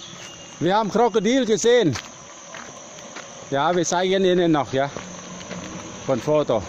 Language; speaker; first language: German; non-native, learner; Thai